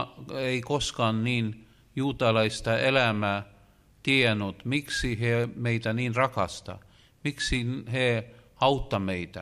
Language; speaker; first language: Finnish; non-native, learner; Russian